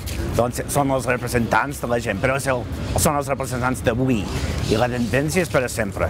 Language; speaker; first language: Catalan; non-native, fluent; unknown